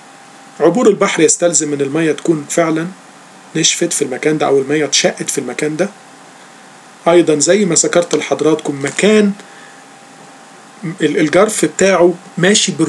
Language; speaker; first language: Arabic; native; Arabic